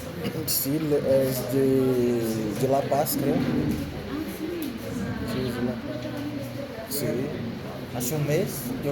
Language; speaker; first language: Spanish; non-native, learner; Portuguese